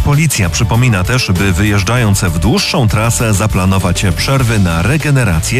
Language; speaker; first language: Polish; native; Polish